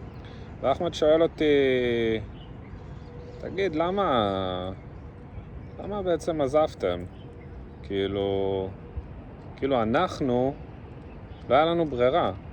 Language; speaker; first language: Hebrew; early bilingual, other home language; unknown